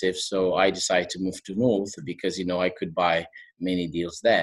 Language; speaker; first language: English; non-native, fluent; Portuguese